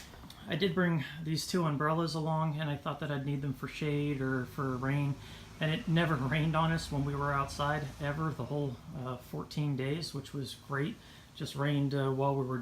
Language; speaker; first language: English; native; English